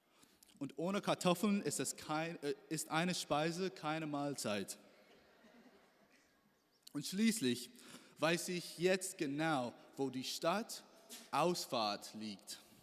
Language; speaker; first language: German; non-native, learner; English